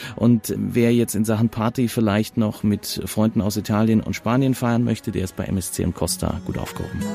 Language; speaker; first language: German; native; German